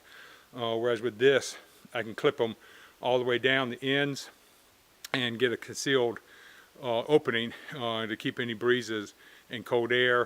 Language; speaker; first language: English; native; English